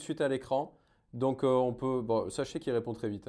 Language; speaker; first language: French; native; French